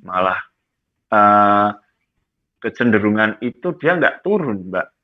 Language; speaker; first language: Malay; non-native, local second language; Javanese